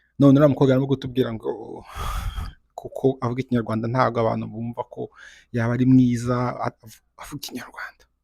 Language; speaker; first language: Kinyarwanda; native; Kinyarwanda